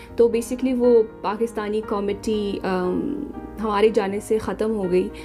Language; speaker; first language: Urdu; non-native, fluent; Arabic